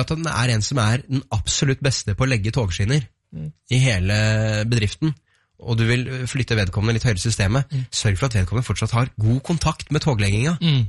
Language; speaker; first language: Norwegian; native; Norwegian